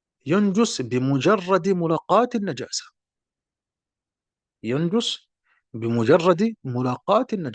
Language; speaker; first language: Arabic; non-native, fluent; French